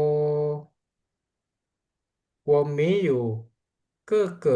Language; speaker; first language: Chinese; non-native, learner; Indonesian